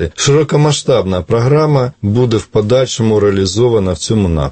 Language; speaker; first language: Ukrainian; native; Ukrainian